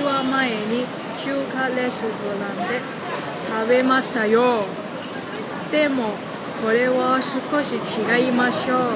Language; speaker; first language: Japanese; non-native, learner; Cantonese